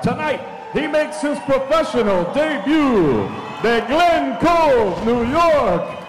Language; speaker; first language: English; early bilingual, other home language; Spanish